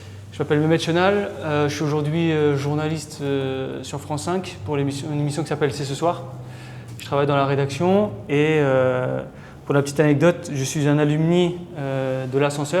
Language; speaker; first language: French; native; French